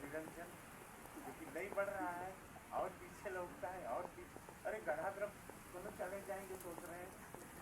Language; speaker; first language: Hindi; native; Hindi